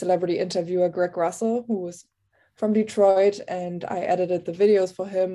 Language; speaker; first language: English; non-native, fluent; German